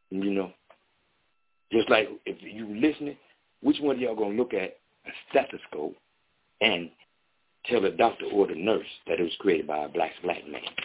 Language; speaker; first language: English; native; English